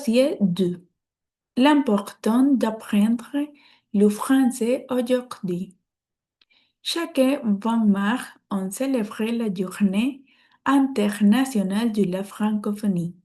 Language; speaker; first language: French; non-native, learner; Spanish